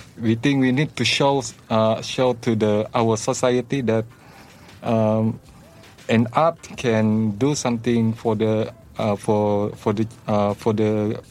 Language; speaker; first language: English; non-native, learner; Malay